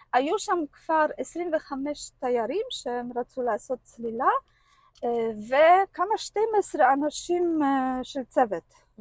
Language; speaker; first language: Hebrew; non-native, fluent; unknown